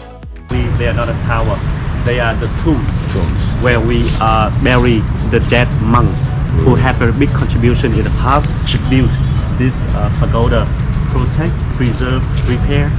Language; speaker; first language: English; non-native, fluent; Vietnamese